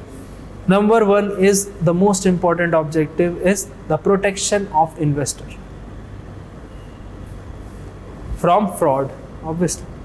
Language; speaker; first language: English; non-native, local second language; Hindi